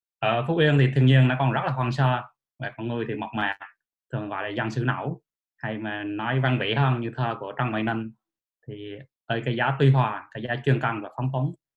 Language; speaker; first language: Vietnamese; native; Vietnamese